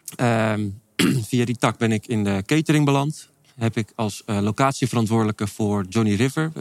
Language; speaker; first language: Dutch; native; Dutch